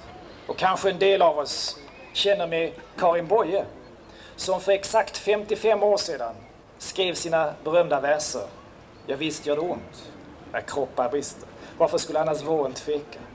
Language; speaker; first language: Swedish; native; Swedish